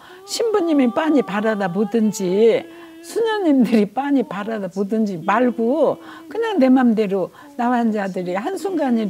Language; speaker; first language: Korean; native; Korean